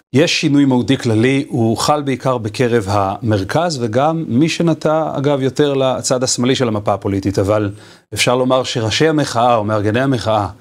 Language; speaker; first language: Hebrew; native; Hebrew